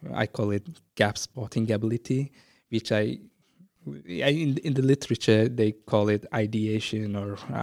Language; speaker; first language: English; non-native, fluent; Azerbaijani